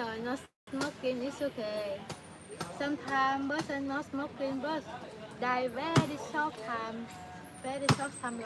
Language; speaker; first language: English; non-native, learner; Vietnamese